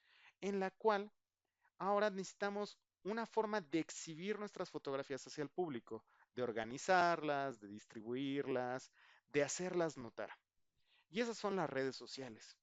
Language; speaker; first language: Spanish; native; Spanish